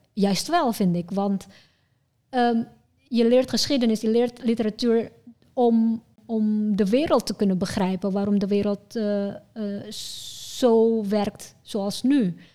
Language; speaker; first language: Dutch; non-native, fluent; Indonesian